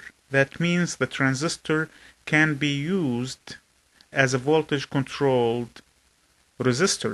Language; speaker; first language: English; non-native, fluent; Arabic